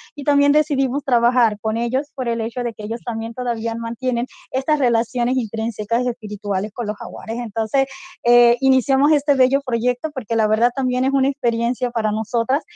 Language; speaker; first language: Spanish; non-native, local second language; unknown